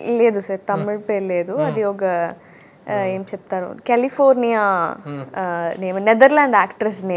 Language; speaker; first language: Telugu; non-native, learner; Tamil